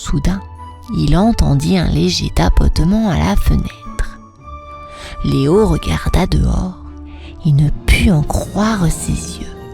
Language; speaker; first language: French; native; French